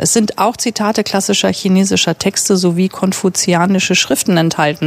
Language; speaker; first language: German; native; German